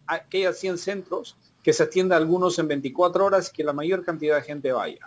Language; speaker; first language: Spanish; native; Spanish